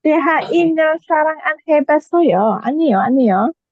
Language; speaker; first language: Korean; non-native, learner; Indonesian